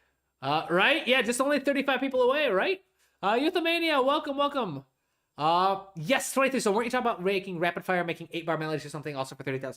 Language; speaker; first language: English; native; English